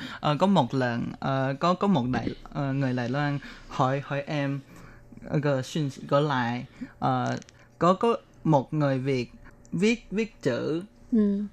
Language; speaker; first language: Vietnamese; early bilingual, heritage; Chinese